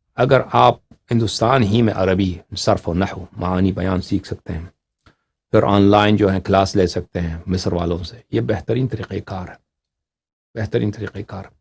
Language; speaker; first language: Urdu; non-native, fluent; Persian